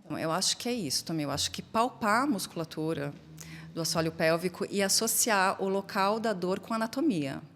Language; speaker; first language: Portuguese; native; Portuguese